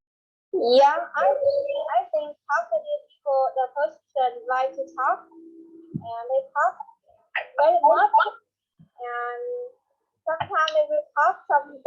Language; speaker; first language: English; non-native, learner; Vietnamese